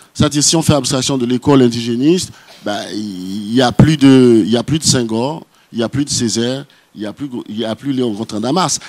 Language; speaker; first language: French; non-native, local second language; Haitian Creole